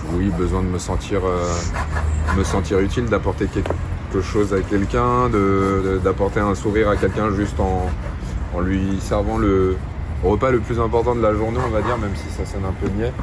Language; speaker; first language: French; native; French